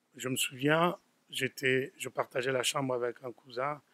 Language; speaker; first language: French; non-native, local second language; Lingala